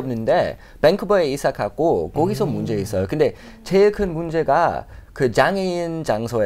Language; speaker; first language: Korean; non-native, fluent; English